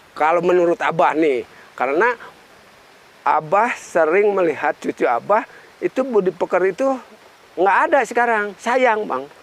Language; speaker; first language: Indonesian; early bilingual, other home language; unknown